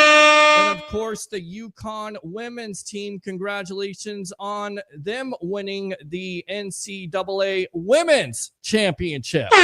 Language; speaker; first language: English; native; English